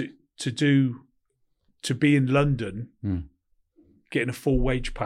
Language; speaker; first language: English; native; English